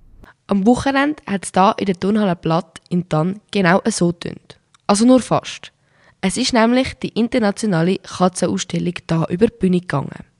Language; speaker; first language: German; native; German